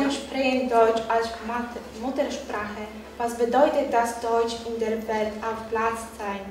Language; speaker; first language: German; non-native, learner; Polish